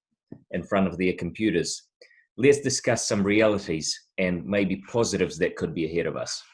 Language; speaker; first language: English; non-native, fluent; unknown